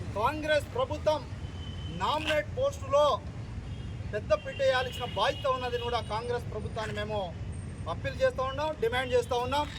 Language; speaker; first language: Telugu; non-native, local second language; Lambadi